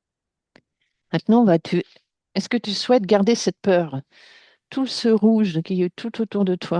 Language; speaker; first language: French; native; French